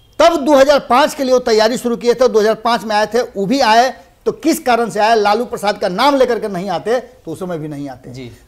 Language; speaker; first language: Hindi; native; Hindi